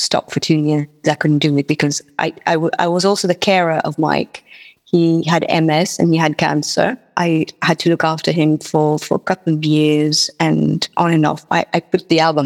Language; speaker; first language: English; non-native, fluent; Morisyen